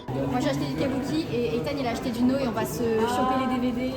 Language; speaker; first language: French; native; French